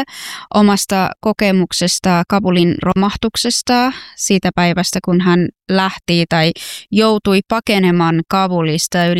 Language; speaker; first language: Finnish; non-native, fluent; Persian